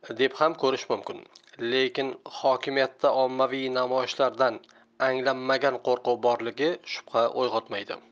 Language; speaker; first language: Uzbek; native; Uzbek